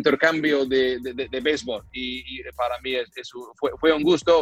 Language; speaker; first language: Spanish; non-native, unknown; English